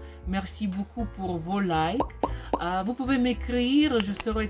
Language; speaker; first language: French; non-native, fluent; Russian